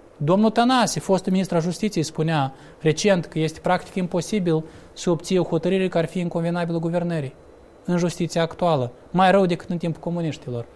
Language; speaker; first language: Romanian; native; Romanian